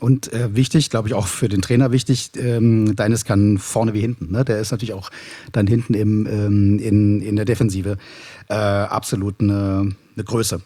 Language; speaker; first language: German; native; German